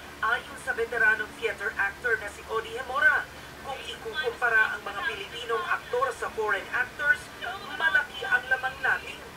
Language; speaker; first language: Filipino; native; Filipino